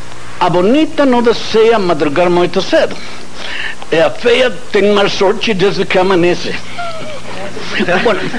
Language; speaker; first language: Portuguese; non-native, learner; Spanish